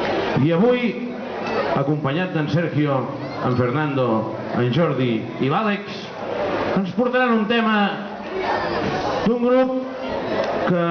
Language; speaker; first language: Catalan; native; Catalan